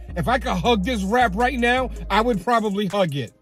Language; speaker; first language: English; native; English